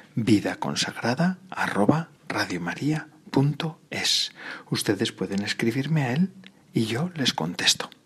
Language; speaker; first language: Spanish; native; Spanish